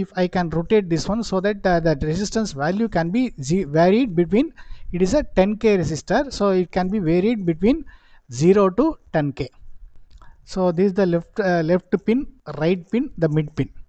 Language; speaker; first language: English; non-native, local second language; Tamil